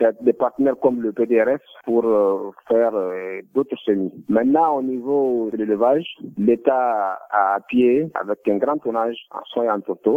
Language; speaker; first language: French; non-native, local second language; Hausa